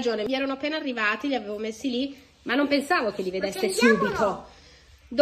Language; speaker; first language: Italian; native; Italian